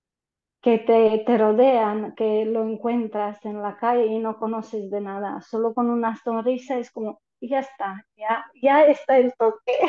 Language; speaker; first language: Spanish; non-native, fluent; Romanian